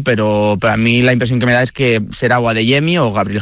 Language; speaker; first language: Spanish; native; Spanish